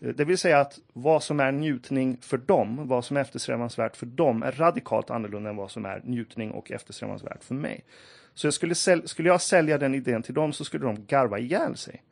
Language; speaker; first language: Swedish; early bilingual, other home language; Persian